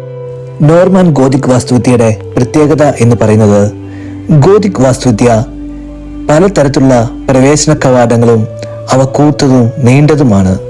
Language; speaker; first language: Malayalam; native; Malayalam